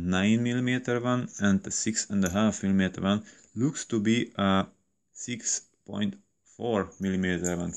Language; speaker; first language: English; non-native, learner; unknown